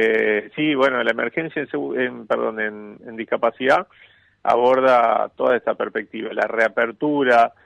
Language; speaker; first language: Spanish; native; Spanish